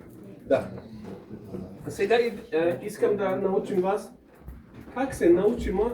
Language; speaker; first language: Bulgarian; non-native, learner; Serbian